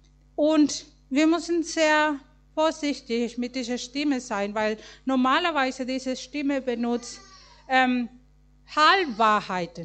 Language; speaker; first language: German; non-native, fluent; Spanish